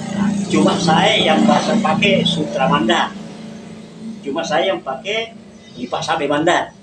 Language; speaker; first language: Indonesian; non-native, local second language; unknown